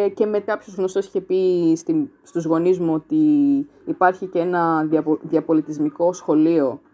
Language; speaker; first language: Greek; early bilingual, other home language; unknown